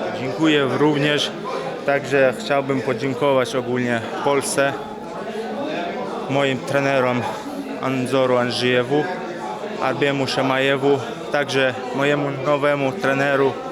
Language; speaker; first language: Polish; non-native, fluent; Chechen